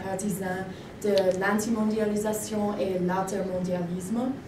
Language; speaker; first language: French; non-native, learner; English